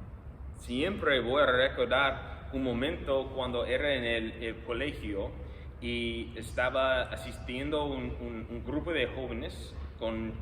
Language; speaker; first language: Spanish; non-native, fluent; English